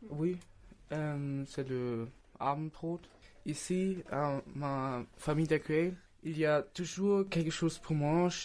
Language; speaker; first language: French; non-native, learner; German